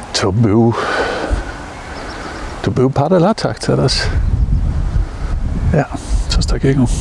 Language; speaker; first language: Polish; non-native, learner; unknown